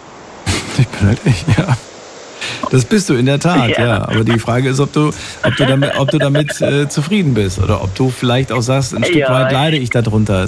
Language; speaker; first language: German; native; German